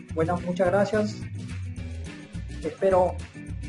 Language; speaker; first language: Spanish; non-native, local second language; Quechua